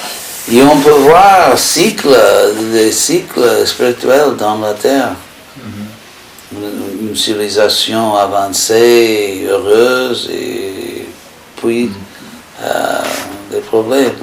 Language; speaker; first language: French; non-native, fluent; English